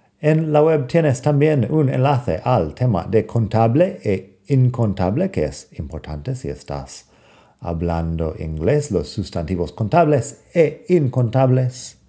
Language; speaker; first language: Spanish; non-native, fluent; English